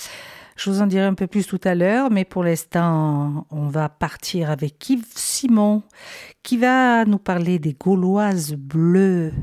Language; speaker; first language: French; native; French